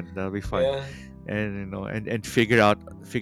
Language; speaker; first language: English; non-native, local second language; Filipino